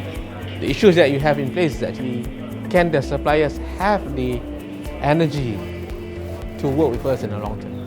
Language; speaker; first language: English; non-native, local second language; Malay